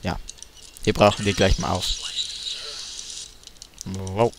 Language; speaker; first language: German; native; German